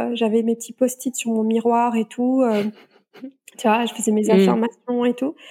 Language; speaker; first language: French; native; French